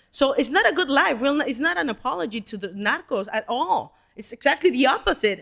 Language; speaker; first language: English; non-native, fluent; Spanish